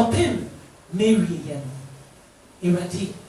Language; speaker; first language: French; non-native, fluent; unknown